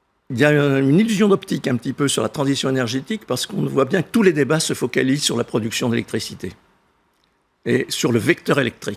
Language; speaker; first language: French; native; French